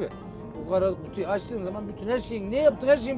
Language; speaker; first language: Turkish; native; Turkish